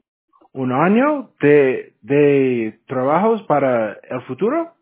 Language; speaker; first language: Spanish; non-native, fluent; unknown